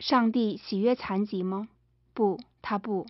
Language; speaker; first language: Chinese; native; Chinese